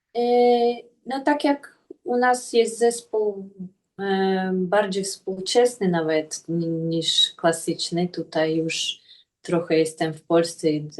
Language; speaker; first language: Polish; non-native, fluent; Russian